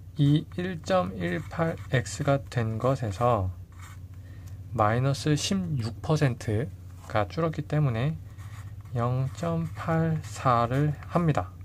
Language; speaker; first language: Korean; native; Korean